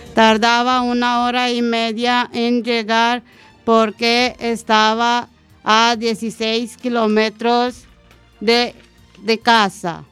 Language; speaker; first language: Spanish; non-native, learner; Romanian